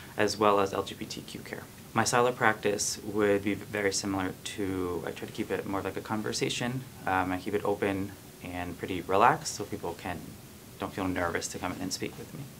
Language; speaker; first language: English; native; English